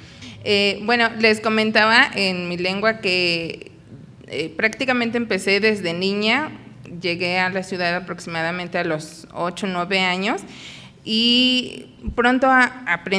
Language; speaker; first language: Spanish; non-native, local second language; Nahuatl languages